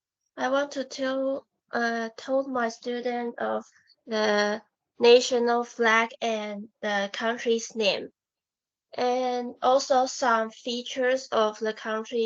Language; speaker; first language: English; non-native, learner; Chinese